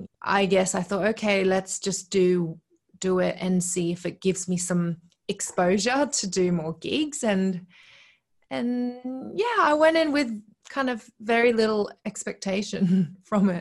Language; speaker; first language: English; early bilingual, other home language; Korean